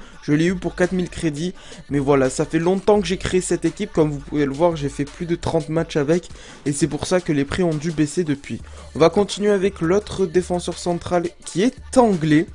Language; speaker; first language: French; native; French